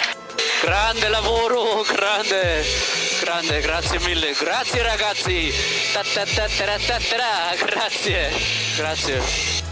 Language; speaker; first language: Italian; non-native, learner; German